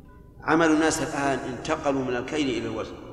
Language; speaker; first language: Arabic; native; Arabic